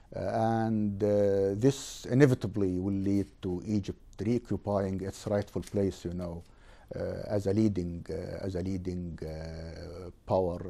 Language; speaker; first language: English; non-native, fluent; Arabic